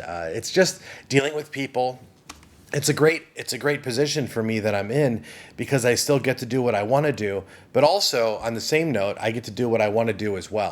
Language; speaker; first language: English; native; English